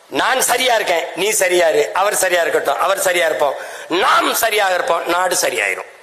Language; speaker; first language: Tamil; native; Tamil